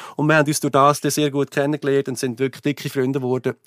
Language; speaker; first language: German; native; German